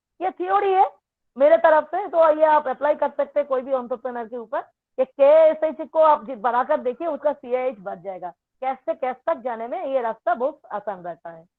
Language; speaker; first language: Hindi; non-native, local second language; Bangla